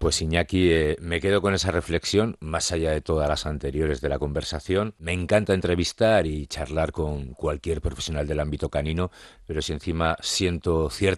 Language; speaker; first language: Spanish; native; Spanish